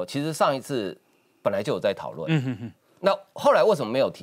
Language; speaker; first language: Chinese; native; Chinese